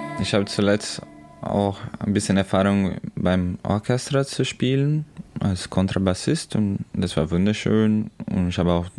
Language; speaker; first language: German; non-native, learner; Portuguese